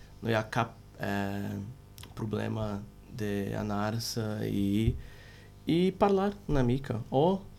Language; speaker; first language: Catalan; non-native, learner; Portuguese